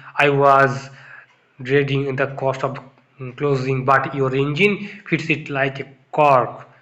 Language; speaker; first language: English; non-native, local second language; Bangla